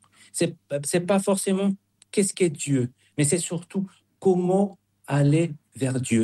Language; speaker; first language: French; non-native, fluent; Spanish